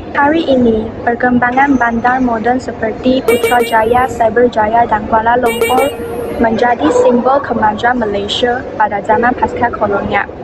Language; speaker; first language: Malay; non-native, local second language; Chinese